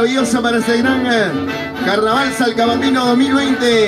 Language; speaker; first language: Spanish; native; Spanish